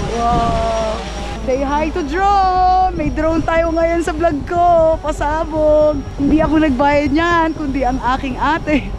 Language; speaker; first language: Filipino; native; Filipino